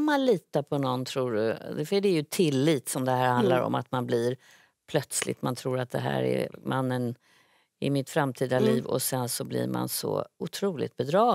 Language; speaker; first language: Swedish; native; Swedish